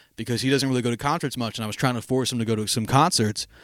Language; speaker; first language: English; native; English